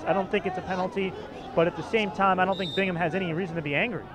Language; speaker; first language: English; native; English